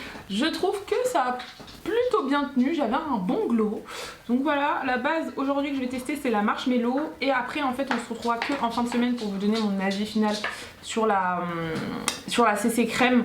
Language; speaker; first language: French; native; French